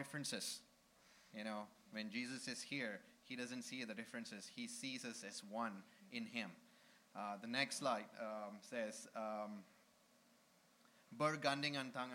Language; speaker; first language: English; non-native, local second language; Malay